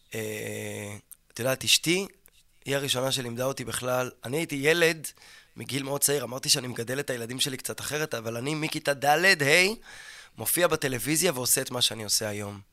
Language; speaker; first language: Hebrew; native; Hebrew